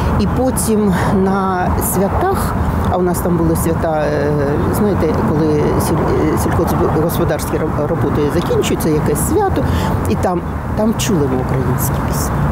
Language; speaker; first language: Ukrainian; non-native, local second language; Russian